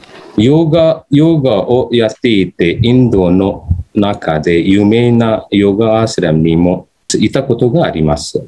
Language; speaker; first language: Japanese; non-native, fluent; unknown